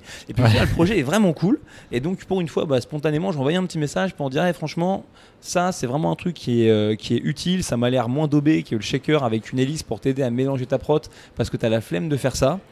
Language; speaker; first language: French; native; French